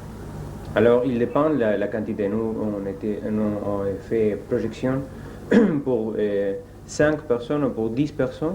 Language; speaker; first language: French; non-native, learner; Spanish